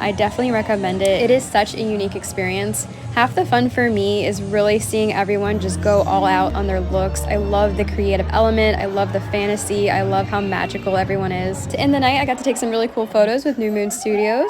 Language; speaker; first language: English; native; English